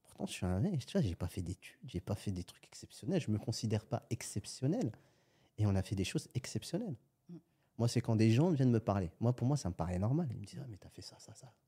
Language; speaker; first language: French; native; French